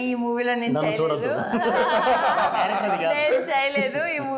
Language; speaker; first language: Telugu; non-native, fluent; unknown